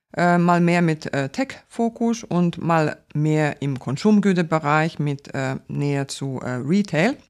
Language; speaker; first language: German; non-native, fluent; Finnish